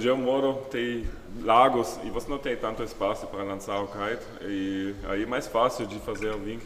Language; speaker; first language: Portuguese; non-native, fluent; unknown